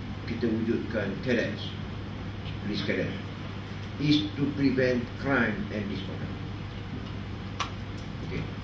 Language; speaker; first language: English; non-native, local second language; Malay